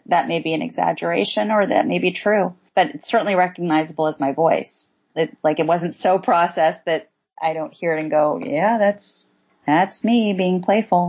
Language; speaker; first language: English; native; English